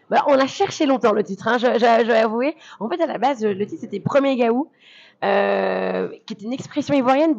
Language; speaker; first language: French; early bilingual, other home language; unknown